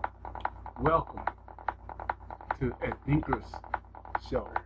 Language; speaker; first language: English; native; English